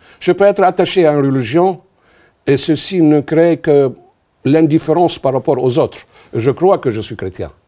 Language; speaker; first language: French; non-native, local second language; Arabic